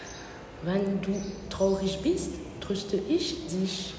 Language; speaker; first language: German; non-native, learner; French